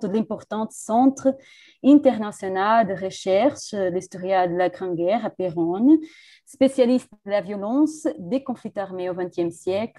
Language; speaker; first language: French; non-native, fluent; Portuguese